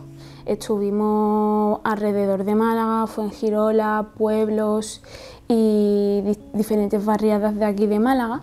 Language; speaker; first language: Spanish; early bilingual, other home language; Arabic